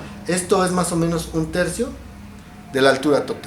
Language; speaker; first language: Spanish; native; Spanish